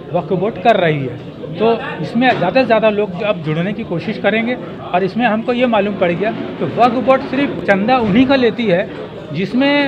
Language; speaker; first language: Hindi; native; Hindi